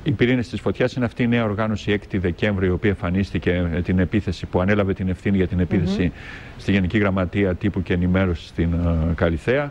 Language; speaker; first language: Greek; native; Greek